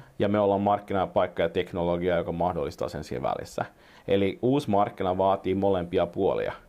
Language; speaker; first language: Finnish; non-native, local second language; Swedish